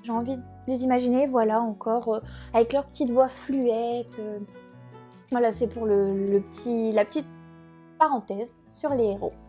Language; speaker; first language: French; native; French